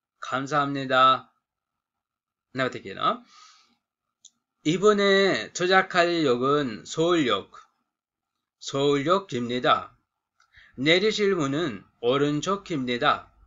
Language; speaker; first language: Korean; non-native, fluent; Sinhala